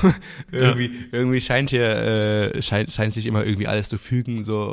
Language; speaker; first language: German; non-native, local second language; Luxembourgish